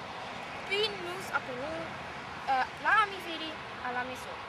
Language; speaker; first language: French; non-native, learner; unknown